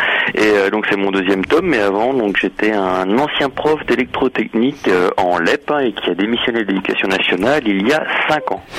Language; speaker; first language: French; native; French